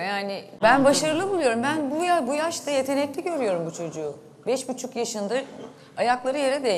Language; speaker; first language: Turkish; native; Turkish